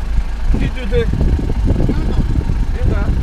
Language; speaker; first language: German; non-native, fluent; Mongolian